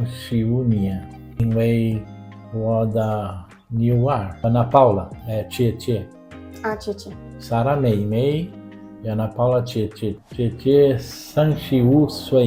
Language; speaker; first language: Chinese; non-native, learner; Portuguese